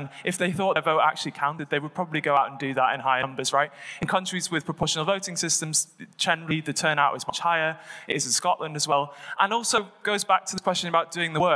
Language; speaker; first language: English; native; English